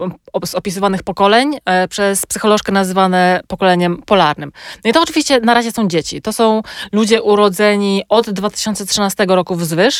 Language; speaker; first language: Polish; native; Polish